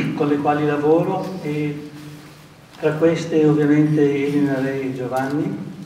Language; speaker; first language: Italian; native; Italian